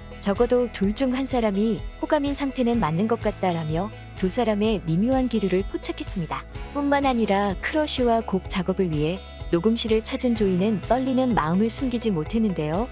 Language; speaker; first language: Korean; native; Korean